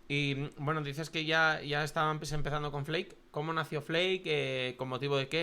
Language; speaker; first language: Spanish; native; Spanish